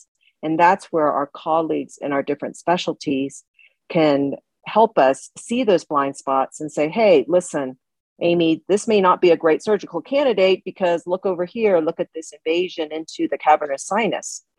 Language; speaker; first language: English; early bilingual, other home language; Chinese